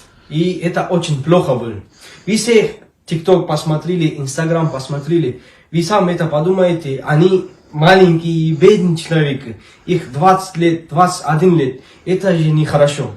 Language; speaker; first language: Russian; non-native, learner; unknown